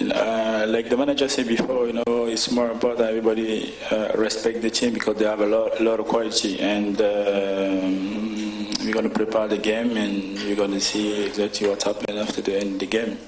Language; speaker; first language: English; non-native, learner; French